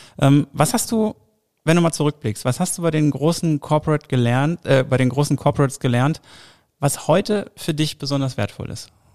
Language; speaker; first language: German; native; German